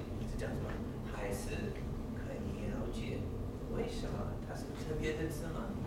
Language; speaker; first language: Chinese; non-native, learner; English